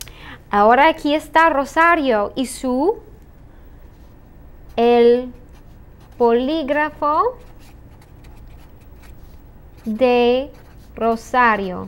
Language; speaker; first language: Spanish; non-native, fluent; English